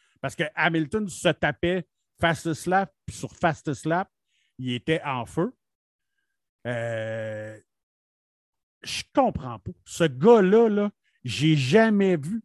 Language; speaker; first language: French; native; French